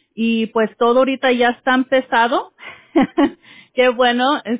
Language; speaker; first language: Spanish; early bilingual, heritage; Spanish